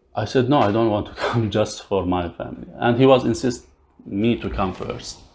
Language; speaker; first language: English; non-native, learner; Arabic